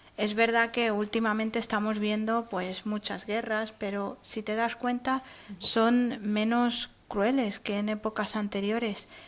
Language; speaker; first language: Spanish; native; Spanish